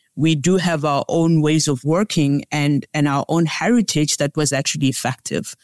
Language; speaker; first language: English; non-native, local second language; Tsonga